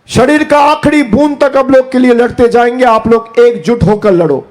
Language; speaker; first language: Hindi; non-native, local second language; Bangla